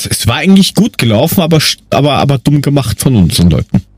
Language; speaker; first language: German; native; German